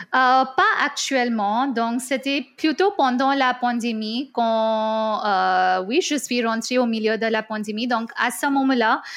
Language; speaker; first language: French; non-native, fluent; Hindi